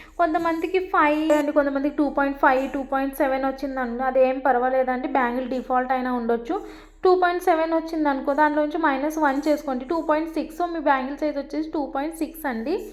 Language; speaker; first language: Telugu; non-native, local second language; Marathi